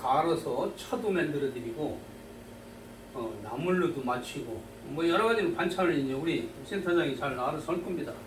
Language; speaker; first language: Korean; native; Korean